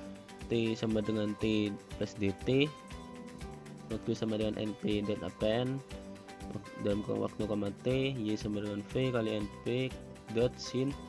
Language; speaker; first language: Indonesian; native; Indonesian